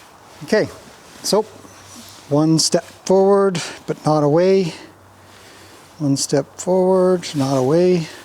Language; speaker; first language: English; native; English